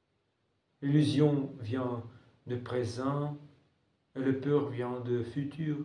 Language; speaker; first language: French; non-native, fluent; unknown